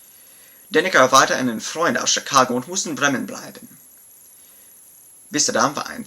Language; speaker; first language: German; non-native, learner; English